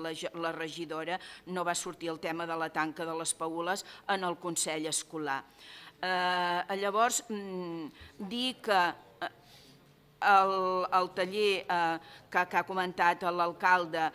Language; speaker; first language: Catalan; native; Catalan